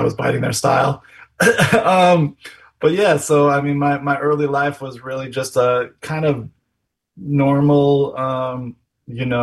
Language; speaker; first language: English; native; English